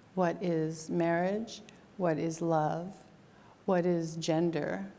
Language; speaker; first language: English; native; English